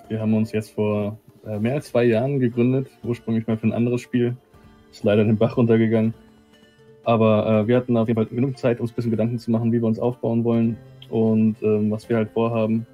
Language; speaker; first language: German; native; German